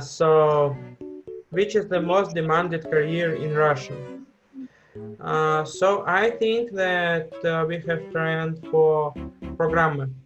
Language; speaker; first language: English; non-native, fluent; Russian